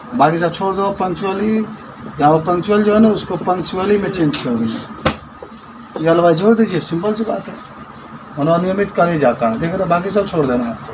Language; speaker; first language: Hindi; native; Hindi